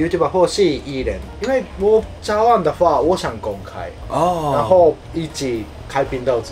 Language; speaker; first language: Chinese; non-native, fluent; Japanese